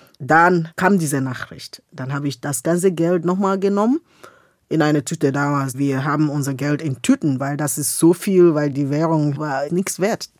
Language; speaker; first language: German; non-native, fluent; Igbo